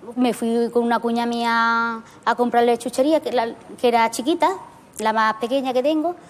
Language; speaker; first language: Spanish; native; Spanish